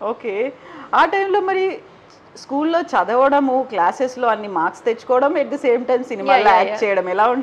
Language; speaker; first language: Telugu; native; Telugu